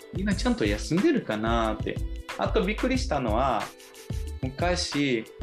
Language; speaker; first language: Japanese; non-native, fluent; Portuguese